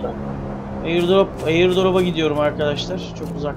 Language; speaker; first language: Turkish; native; Turkish